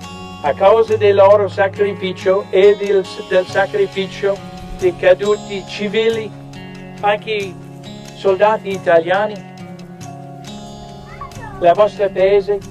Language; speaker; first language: Italian; non-native, learner; English